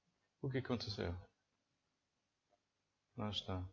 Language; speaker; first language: Portuguese; non-native, learner; English